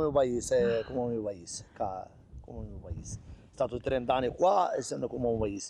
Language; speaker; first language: Italian; non-native, learner; Arabic